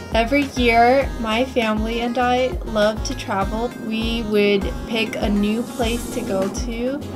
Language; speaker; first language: English; native; English